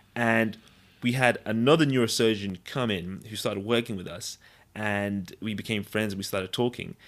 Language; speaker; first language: English; native; English